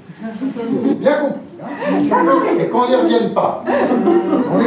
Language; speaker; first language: French; native; French